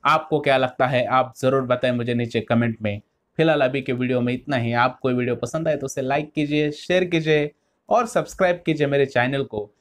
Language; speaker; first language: Hindi; non-native, local second language; Marathi